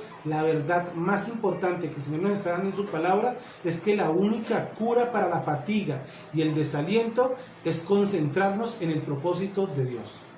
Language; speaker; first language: Spanish; native; Spanish